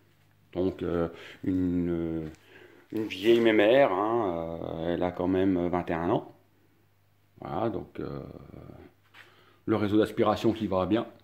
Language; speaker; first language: French; native; French